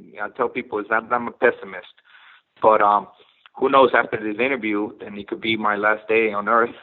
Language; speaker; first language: English; non-native, fluent; Spanish